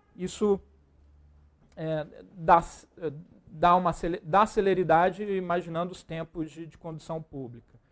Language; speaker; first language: Portuguese; native; Portuguese